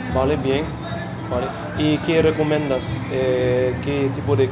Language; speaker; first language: Spanish; non-native, learner; English